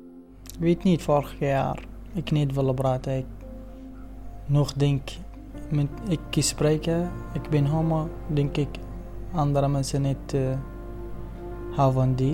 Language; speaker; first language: Dutch; non-native, learner; Arabic